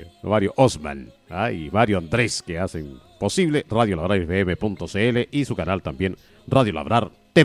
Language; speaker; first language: Spanish; native; Spanish